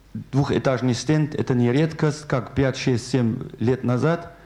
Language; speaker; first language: Russian; non-native, fluent; German